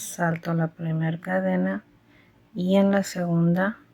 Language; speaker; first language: Spanish; native; Spanish